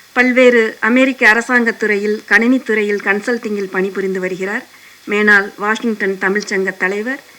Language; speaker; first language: Tamil; non-native, local second language; Telugu